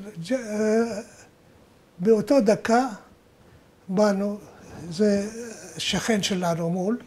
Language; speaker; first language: Hebrew; non-native, fluent; Arabic